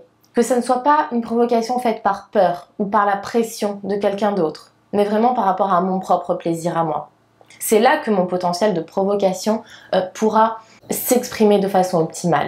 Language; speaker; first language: French; native; French